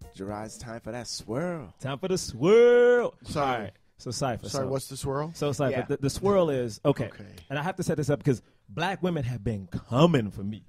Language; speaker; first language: English; native; English